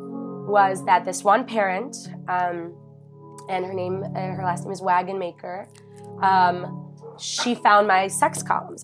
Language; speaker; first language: English; native; English